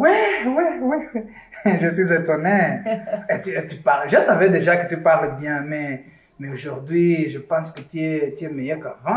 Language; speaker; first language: French; non-native, fluent; Portuguese